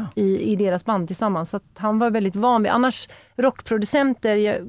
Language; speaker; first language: Norwegian; non-native, fluent; Swedish